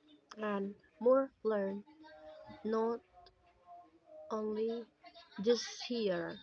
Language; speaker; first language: English; non-native, learner; Indonesian